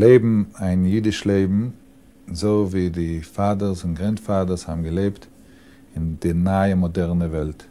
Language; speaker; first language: German; non-native, learner; Yiddish